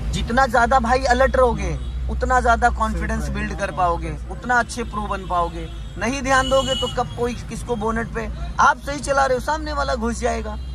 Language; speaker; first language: Hindi; native; Hindi